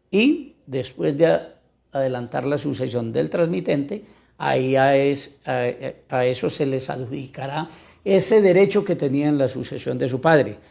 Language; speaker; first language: Spanish; native; Spanish